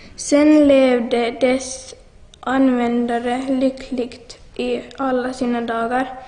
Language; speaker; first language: Swedish; native; Swedish